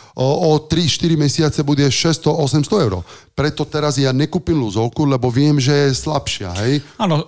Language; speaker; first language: Slovak; non-native, fluent; Italian